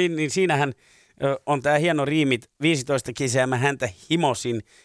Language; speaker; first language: Finnish; native; Finnish